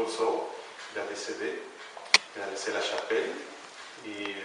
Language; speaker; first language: French; non-native, learner; Spanish